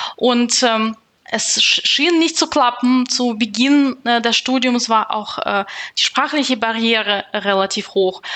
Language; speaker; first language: German; non-native, fluent; Russian